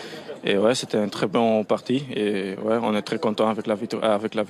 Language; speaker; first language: French; non-native, local second language; Dutch